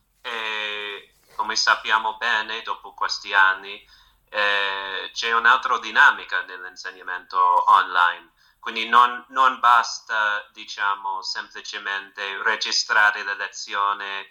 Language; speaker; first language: Italian; non-native, fluent; English